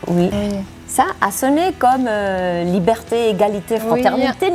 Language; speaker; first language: French; non-native, fluent; Spanish